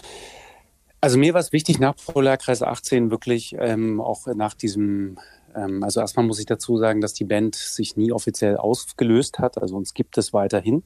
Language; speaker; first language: German; native; German